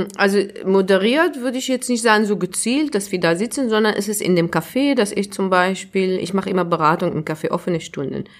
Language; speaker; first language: German; non-native, fluent; Arabic